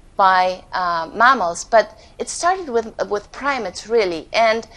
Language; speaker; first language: English; non-native, fluent; Spanish